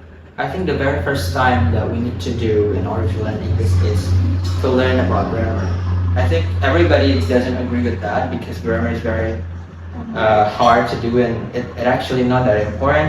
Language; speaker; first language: English; non-native, fluent; Indonesian